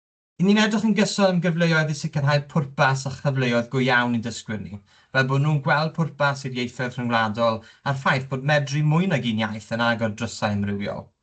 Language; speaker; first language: Welsh; native; Welsh